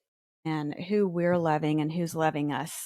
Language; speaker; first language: English; native; English